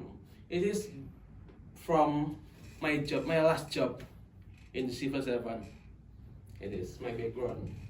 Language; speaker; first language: English; non-native, local second language; Indonesian